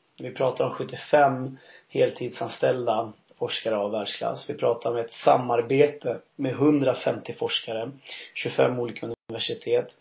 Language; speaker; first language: Swedish; early bilingual, heritage; Swedish